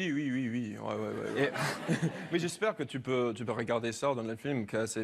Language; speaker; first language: French; non-native, learner; English